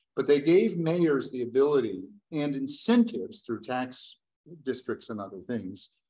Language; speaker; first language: English; native; English